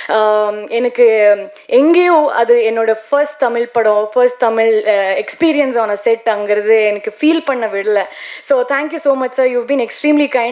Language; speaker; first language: Tamil; non-native, learner; Kannada